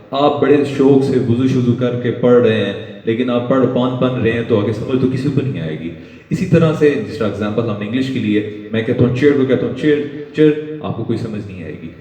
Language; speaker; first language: Urdu; non-native, local second language; Punjabi